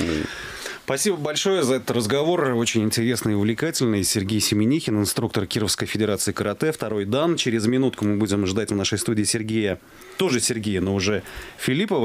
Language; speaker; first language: Russian; native; Russian